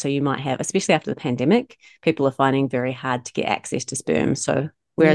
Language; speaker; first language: English; native; English